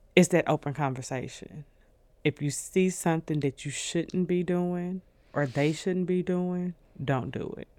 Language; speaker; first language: English; native; English